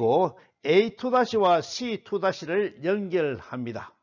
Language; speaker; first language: Korean; native; Korean